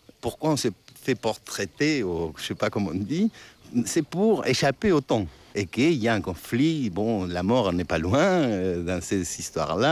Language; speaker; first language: French; non-native, fluent; Spanish